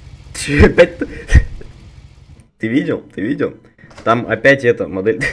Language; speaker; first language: Russian; native; Russian